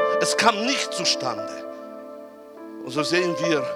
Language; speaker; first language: German; non-native, fluent; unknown